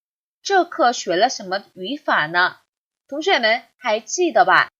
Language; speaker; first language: Chinese; non-native, fluent; Korean